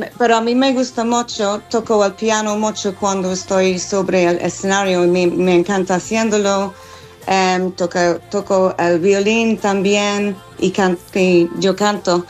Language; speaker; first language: Spanish; non-native, fluent; English